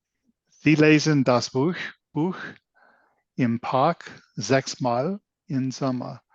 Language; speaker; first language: German; non-native, learner; English